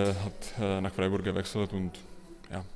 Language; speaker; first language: German; non-native, fluent; Czech